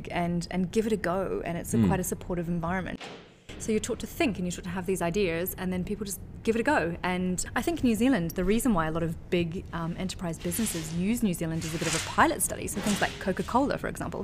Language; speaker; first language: English; native; English